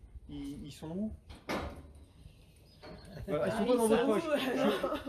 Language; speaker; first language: French; native; French